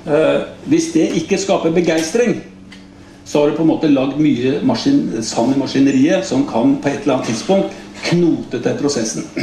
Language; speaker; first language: Norwegian; native; Norwegian